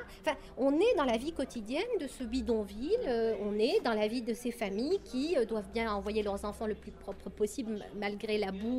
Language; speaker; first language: French; native; French